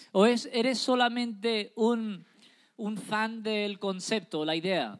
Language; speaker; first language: Spanish; native; Spanish